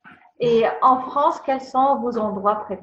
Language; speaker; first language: French; non-native, fluent; Arabic